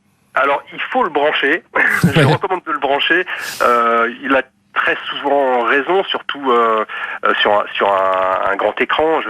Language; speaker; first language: French; native; French